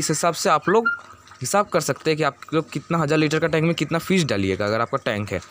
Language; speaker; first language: Hindi; non-native, local second language; Bangla